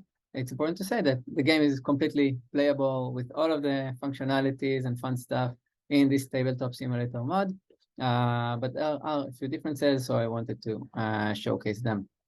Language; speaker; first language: English; non-native, fluent; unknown